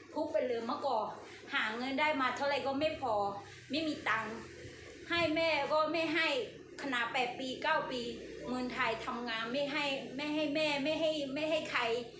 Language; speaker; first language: Thai; non-native, learner; Burmese